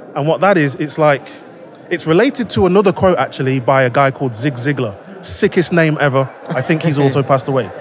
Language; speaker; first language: English; native; English